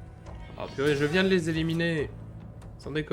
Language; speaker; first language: French; native; French